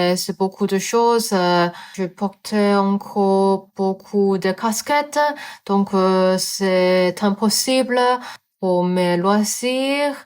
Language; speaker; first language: French; non-native, learner; Cantonese